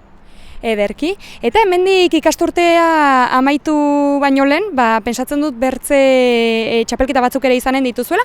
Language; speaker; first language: Basque; native; Basque